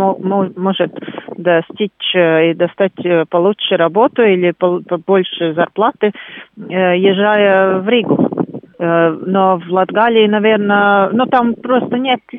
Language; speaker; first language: Russian; non-native, local second language; Latvian